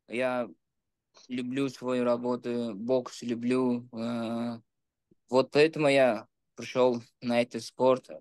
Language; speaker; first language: Russian; non-native, local second language; Uzbek